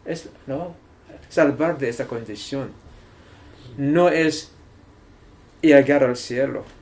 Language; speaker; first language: Spanish; non-native, learner; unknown